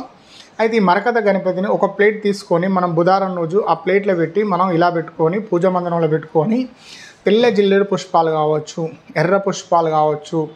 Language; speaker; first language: Telugu; native; Telugu